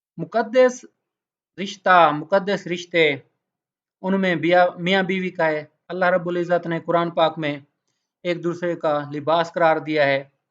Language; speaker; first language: Urdu; native; Urdu